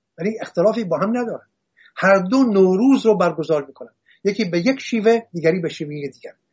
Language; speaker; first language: Persian; non-native, local second language; Assyrian Neo-Aramaic